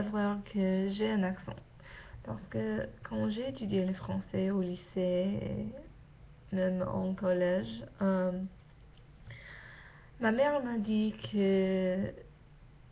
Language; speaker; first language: French; non-native, learner; English